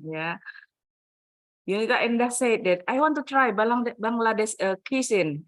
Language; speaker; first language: English; non-native, fluent; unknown